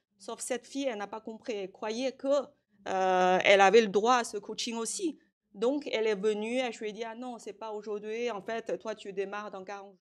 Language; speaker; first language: French; non-native, fluent; Chinese